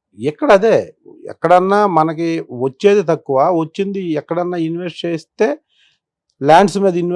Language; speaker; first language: Telugu; native; Telugu